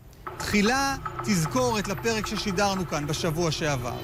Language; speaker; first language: Hebrew; native; Hebrew